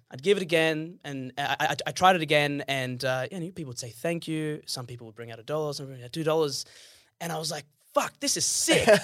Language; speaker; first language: English; early bilingual, other home language; Arabic